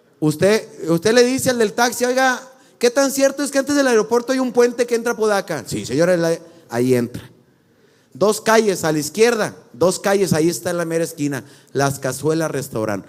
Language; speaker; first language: Spanish; native; Spanish